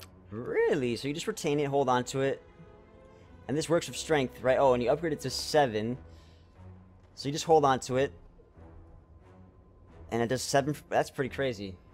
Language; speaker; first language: English; native; English